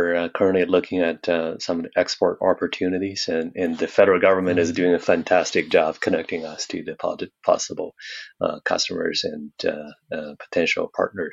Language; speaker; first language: English; non-native, fluent; Chinese